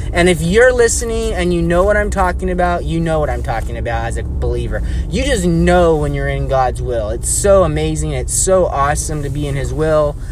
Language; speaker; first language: English; native; English